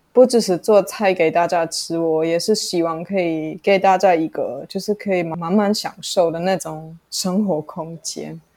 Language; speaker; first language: Chinese; non-native, fluent; German